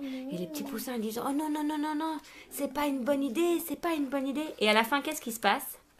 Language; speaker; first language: French; native; French